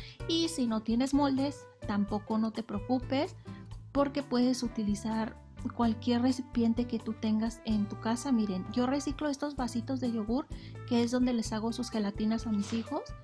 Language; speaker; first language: Spanish; native; Spanish